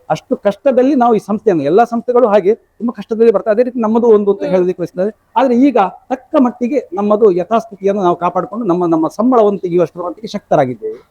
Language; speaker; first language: Kannada; non-native, local second language; Konkani